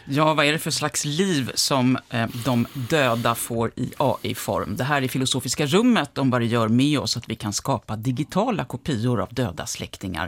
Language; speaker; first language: Swedish; native; Swedish